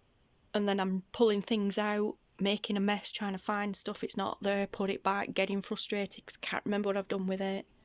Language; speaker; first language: English; native; English